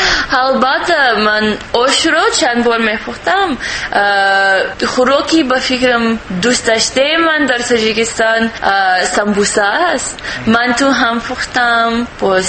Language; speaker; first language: Persian; non-native, learner; English